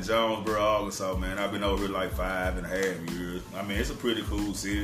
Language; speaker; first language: English; native; English